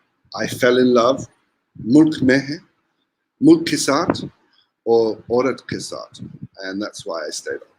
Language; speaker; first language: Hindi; non-native, learner; English